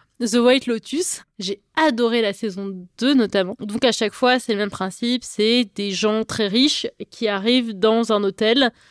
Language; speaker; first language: French; native; French